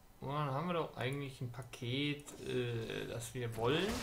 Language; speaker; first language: German; native; German